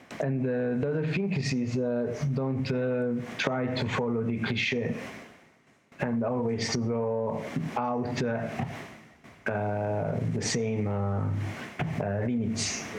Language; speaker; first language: English; non-native, learner; Italian